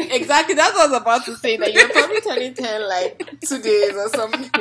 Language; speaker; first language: English; non-native, local second language; Yoruba